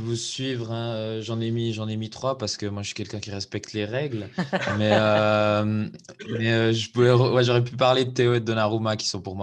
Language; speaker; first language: French; native; French